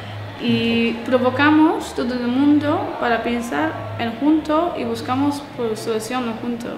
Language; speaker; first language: Spanish; non-native, learner; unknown